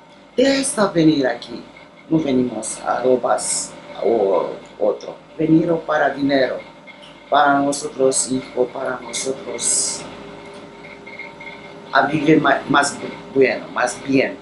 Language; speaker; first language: Spanish; non-native, learner; Romanian